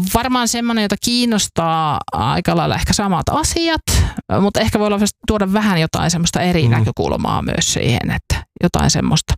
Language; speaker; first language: Finnish; native; Finnish